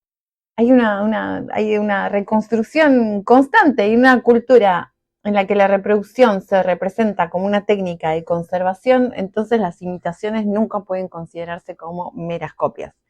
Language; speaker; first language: Spanish; native; Spanish